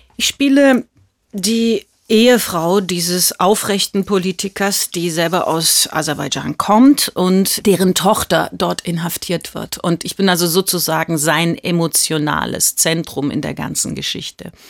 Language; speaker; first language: German; early bilingual, heritage; German